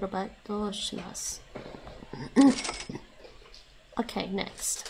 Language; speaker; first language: Japanese; non-native, learner; English